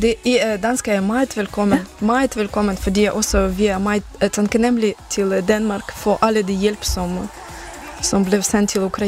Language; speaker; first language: Danish; non-native, learner; Ukrainian